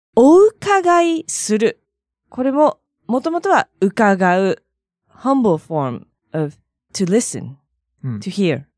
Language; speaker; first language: Japanese; native; Japanese